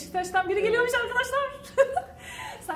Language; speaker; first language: Turkish; native; Turkish